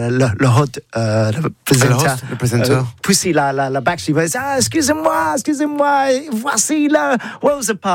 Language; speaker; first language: French; non-native, learner; English